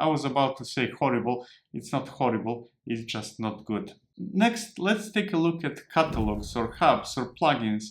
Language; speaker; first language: English; non-native, fluent; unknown